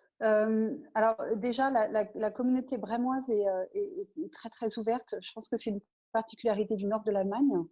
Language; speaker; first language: French; native; French